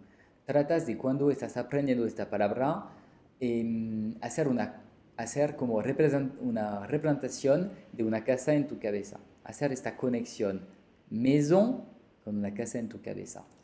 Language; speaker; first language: Spanish; non-native, fluent; French